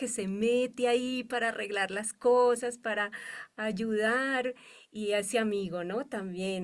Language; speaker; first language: Spanish; native; Spanish